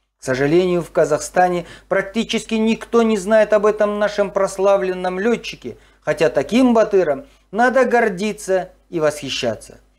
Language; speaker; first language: Russian; non-native, local second language; Kazakh